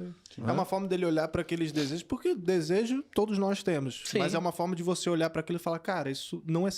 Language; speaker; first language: Portuguese; native; Portuguese